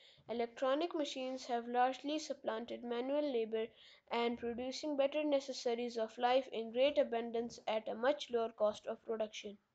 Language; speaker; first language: English; non-native, local second language; Urdu